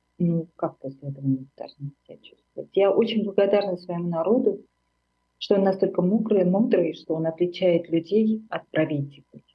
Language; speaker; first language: Russian; non-native, local second language; Armenian